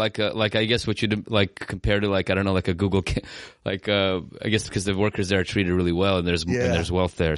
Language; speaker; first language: English; native; English